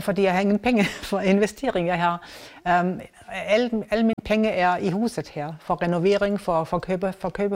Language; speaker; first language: Danish; non-native, learner; German